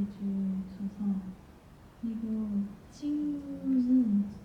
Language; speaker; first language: Korean; non-native, learner; Japanese